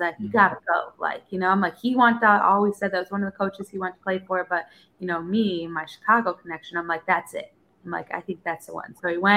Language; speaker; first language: English; native; English